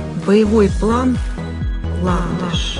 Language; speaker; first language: Russian; native; Russian